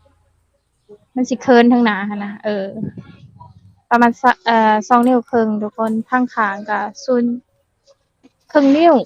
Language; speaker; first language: Thai; non-native, local second language; Northeastern Thai